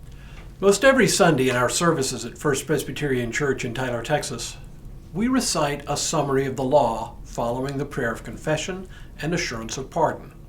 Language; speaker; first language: English; native; English